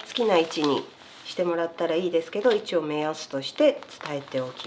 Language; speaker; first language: Japanese; native; Japanese